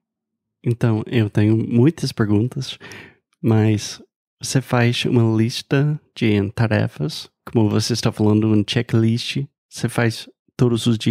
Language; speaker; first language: Portuguese; non-native, fluent; English